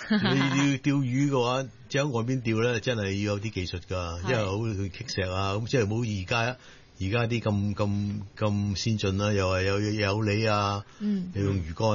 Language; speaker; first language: Cantonese; native; Cantonese